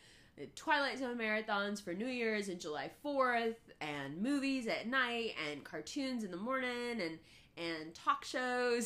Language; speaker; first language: English; early bilingual, other home language; Urdu